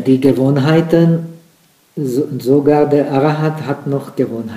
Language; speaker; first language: German; non-native, fluent; Czech